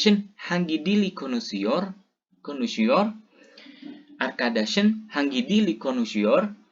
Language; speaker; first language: Turkish; non-native, fluent; Indonesian